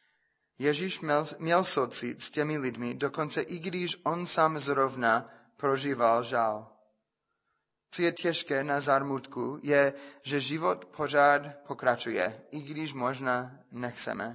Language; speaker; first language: Czech; non-native, fluent; English